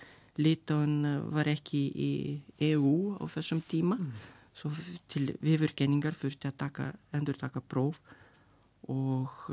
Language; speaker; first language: Icelandic; non-native, learner; Lithuanian